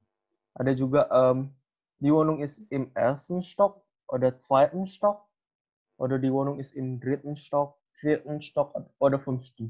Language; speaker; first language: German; non-native, fluent; Indonesian